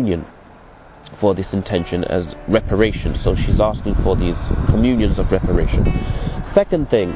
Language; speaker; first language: English; native; English